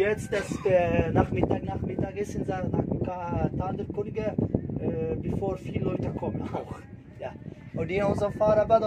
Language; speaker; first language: German; non-native, learner; Arabic